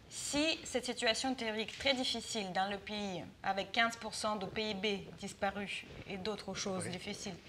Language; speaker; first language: French; non-native, fluent; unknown